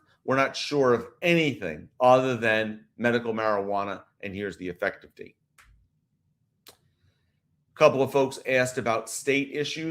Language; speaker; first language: English; native; English